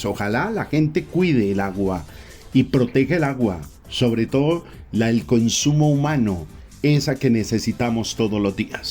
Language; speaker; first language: Spanish; native; Spanish